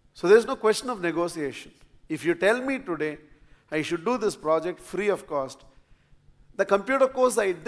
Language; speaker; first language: English; non-native, local second language; Tamil